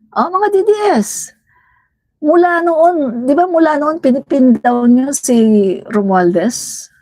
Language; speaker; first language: Filipino; non-native, local second language; Cebuano